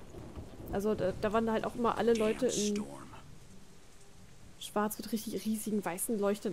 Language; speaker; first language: German; native; German